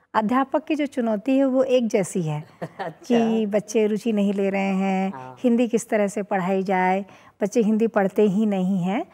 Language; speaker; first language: Hindi; native; Hindi